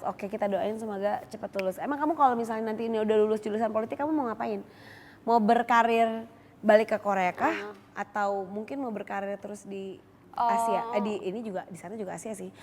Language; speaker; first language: Indonesian; native; Indonesian